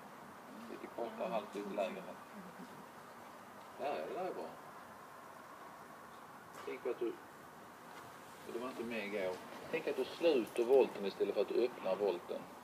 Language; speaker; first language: Swedish; native; Swedish